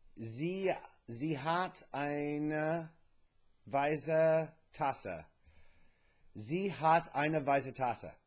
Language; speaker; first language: German; non-native, learner; English